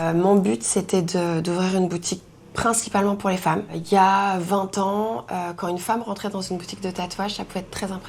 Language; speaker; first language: French; native; French